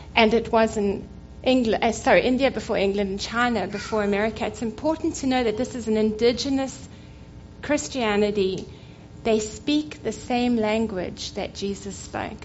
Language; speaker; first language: English; native; English